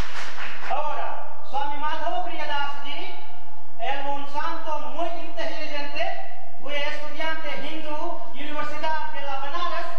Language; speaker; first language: Spanish; non-native, learner; Gujarati